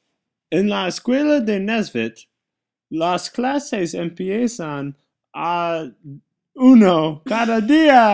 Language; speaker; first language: Spanish; non-native, learner; English